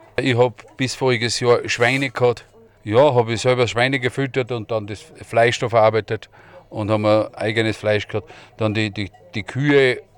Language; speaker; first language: German; native; German